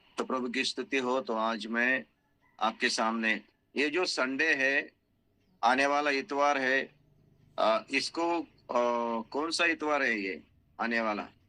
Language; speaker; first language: Hindi; non-native, local second language; Marathi